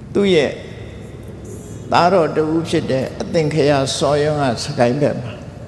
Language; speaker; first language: Burmese; native; Burmese